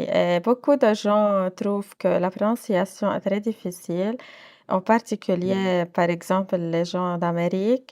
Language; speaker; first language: French; non-native, local second language; Arabic